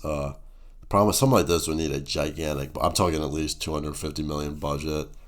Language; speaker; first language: English; native; English